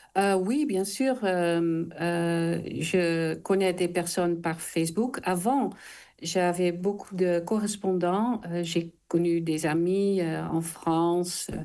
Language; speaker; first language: French; non-native, fluent; Dutch